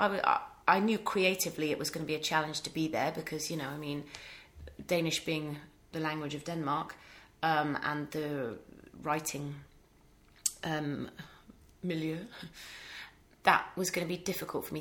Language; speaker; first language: English; native; English